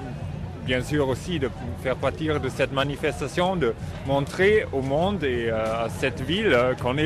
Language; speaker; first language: French; non-native, fluent; German